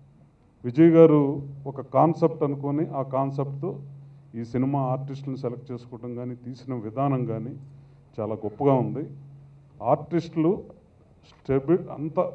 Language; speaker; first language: Telugu; native; Telugu